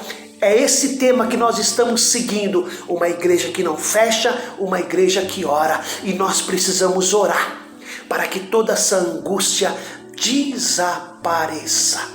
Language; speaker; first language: Portuguese; native; Portuguese